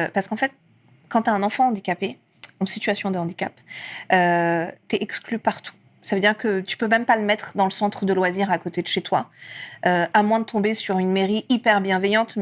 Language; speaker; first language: French; early bilingual, other home language; Persian